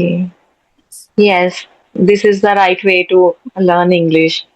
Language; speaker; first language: English; non-native, learner; Hindi